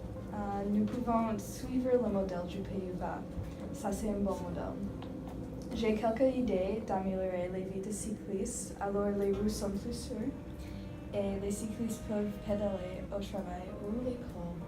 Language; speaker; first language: French; non-native, learner; English